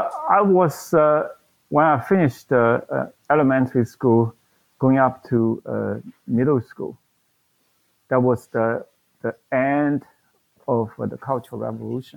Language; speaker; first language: English; non-native, fluent; Chinese